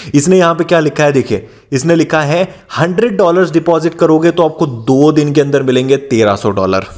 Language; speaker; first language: Hindi; native; Hindi